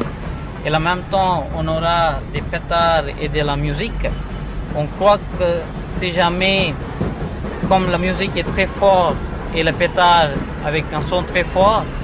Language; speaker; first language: French; non-native, fluent; Tamil